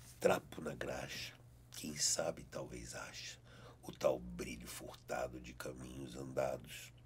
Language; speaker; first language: Portuguese; early bilingual, heritage; Portuguese